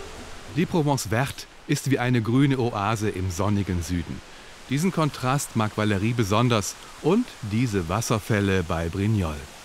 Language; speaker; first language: German; native; German